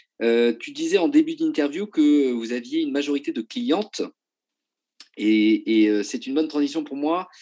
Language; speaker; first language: French; native; French